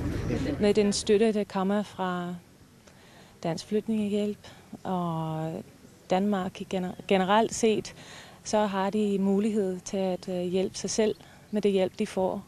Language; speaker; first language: Danish; non-native, fluent; English